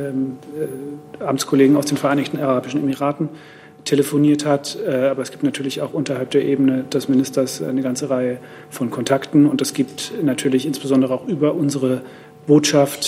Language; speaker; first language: German; native; German